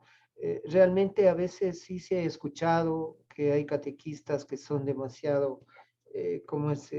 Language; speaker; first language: Spanish; native; Spanish